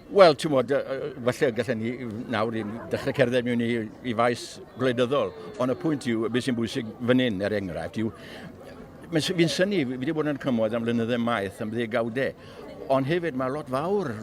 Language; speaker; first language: Welsh; native; Welsh